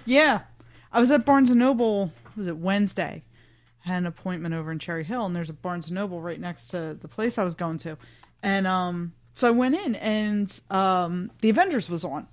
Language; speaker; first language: English; native; English